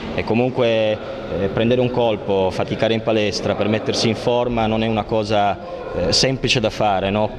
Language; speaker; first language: Italian; native; Italian